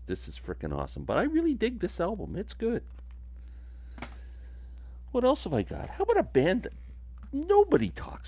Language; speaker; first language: English; native; English